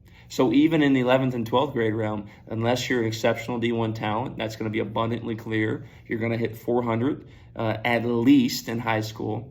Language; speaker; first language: English; native; English